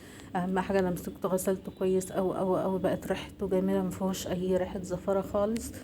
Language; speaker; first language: Arabic; native; Arabic